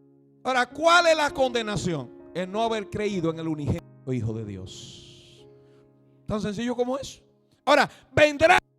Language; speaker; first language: Spanish; native; Spanish